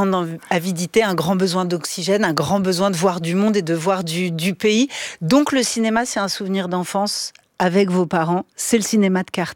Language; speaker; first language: French; native; French